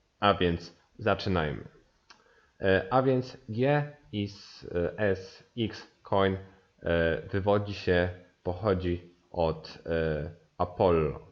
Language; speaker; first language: Polish; native; Polish